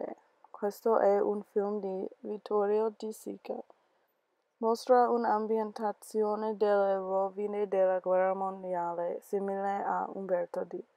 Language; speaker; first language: Italian; non-native, learner; English